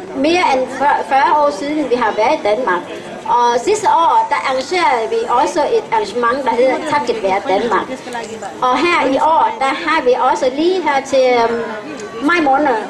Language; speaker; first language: Danish; non-native, fluent; Vietnamese